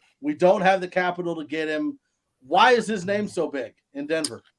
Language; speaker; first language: English; native; English